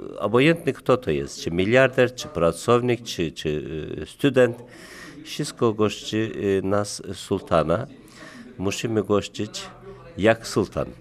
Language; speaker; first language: Polish; non-native, learner; Turkish